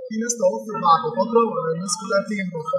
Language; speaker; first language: Arabic; native; Arabic